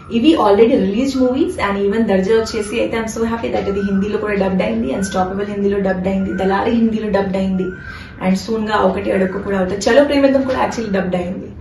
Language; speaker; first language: Telugu; non-native, fluent; Hindi